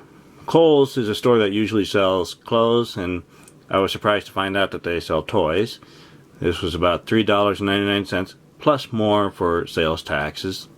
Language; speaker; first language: English; native; English